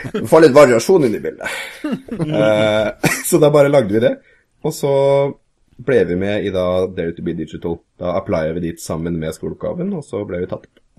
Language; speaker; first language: Norwegian; native; Norwegian